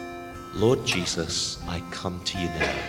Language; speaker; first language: English; native; English